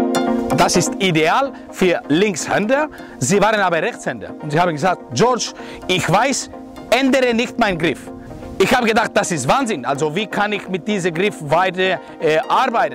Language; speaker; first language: German; non-native, fluent; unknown